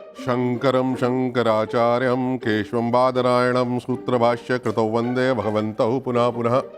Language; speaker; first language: Hindi; native; Hindi